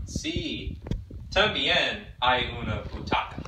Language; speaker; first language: Spanish; non-native, learner; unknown